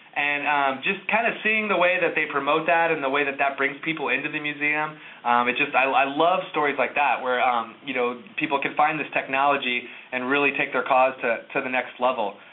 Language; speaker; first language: English; native; English